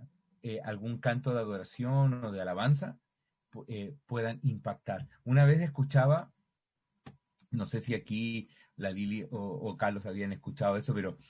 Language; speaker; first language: Spanish; native; Spanish